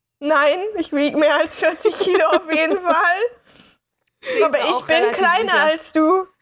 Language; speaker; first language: German; native; German